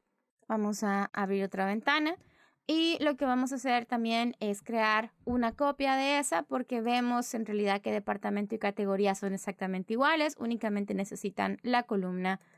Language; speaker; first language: Spanish; native; Spanish